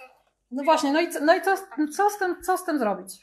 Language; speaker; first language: Polish; native; Polish